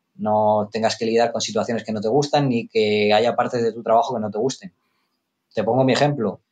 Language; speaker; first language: Spanish; native; Spanish